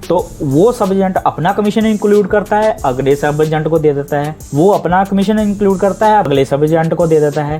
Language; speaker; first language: Hindi; non-native, local second language; Punjabi